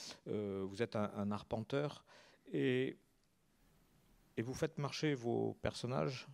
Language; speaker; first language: French; native; French